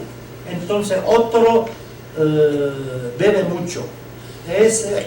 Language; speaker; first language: Spanish; non-native, learner; Chinese